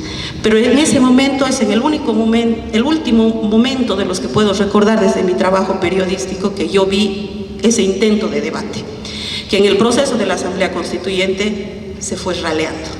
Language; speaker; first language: Spanish; native; Spanish